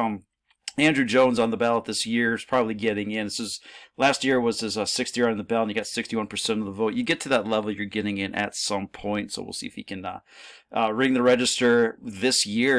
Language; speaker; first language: English; native; English